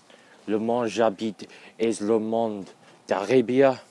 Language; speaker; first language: French; non-native, learner; English